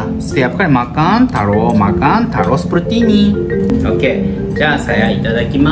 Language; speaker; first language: Indonesian; non-native, learner; Japanese